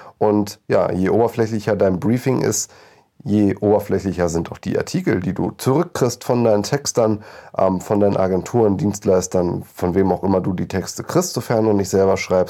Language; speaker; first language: German; native; German